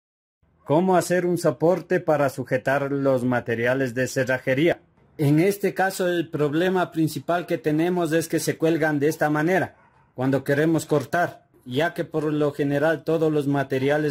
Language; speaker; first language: Spanish; native; Spanish